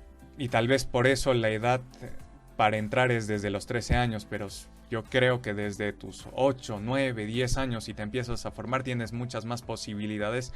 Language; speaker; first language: Spanish; native; Spanish